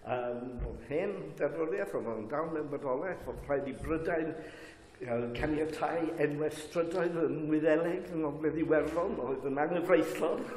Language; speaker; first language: Welsh; native; Welsh